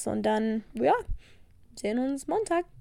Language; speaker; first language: German; non-native, learner; English